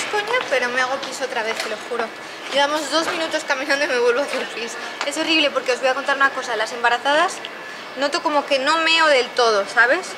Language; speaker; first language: Spanish; native; Spanish